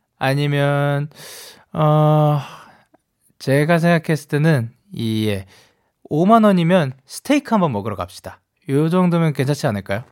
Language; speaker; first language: Korean; early bilingual, heritage; Korean